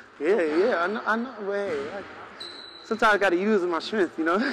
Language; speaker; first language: English; native; English